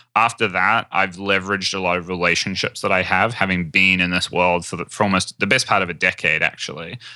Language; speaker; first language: English; native; English